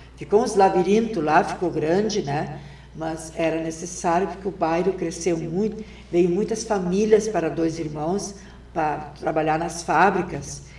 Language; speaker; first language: Portuguese; non-native, local second language; German